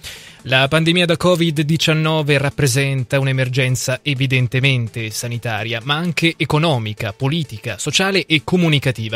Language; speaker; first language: Italian; native; Italian